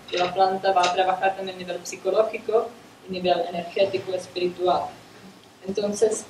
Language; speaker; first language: Spanish; non-native, fluent; Czech